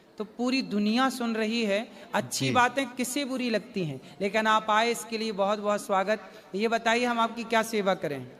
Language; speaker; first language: Hindi; native; Hindi